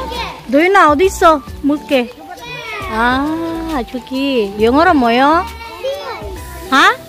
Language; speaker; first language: Korean; non-native, learner; Filipino